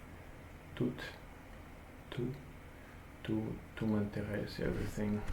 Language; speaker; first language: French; non-native, learner; Russian